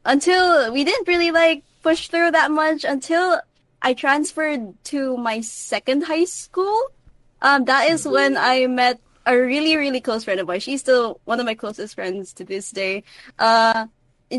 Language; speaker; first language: English; non-native, local second language; Filipino